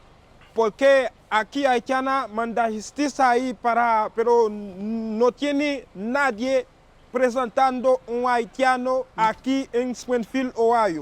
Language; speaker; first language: Spanish; non-native, learner; Haitian Creole